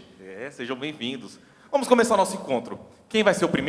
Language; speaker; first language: Portuguese; native; Portuguese